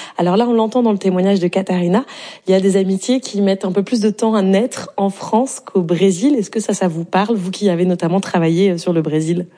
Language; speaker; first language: French; native; French